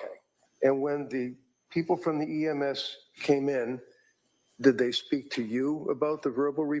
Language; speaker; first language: English; native; English